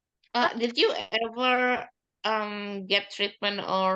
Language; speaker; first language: English; non-native, learner; Indonesian